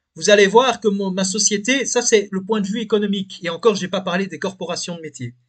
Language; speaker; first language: French; native; French